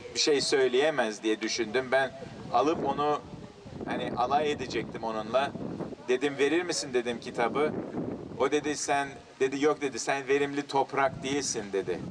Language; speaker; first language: Turkish; early bilingual, heritage; English